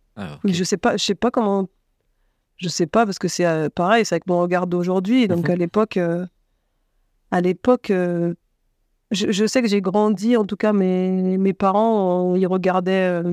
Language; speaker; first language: French; native; French